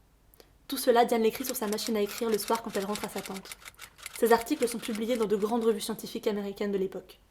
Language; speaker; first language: French; native; French